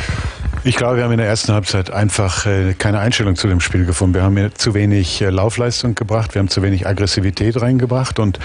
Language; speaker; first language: German; native; German